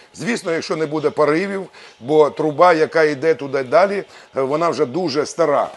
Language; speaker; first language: Ukrainian; native; Ukrainian